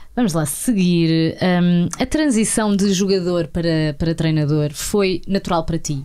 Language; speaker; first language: Portuguese; native; Portuguese